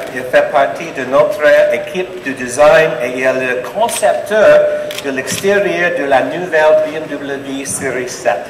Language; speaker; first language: French; non-native, fluent; English